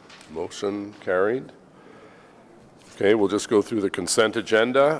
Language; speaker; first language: English; native; English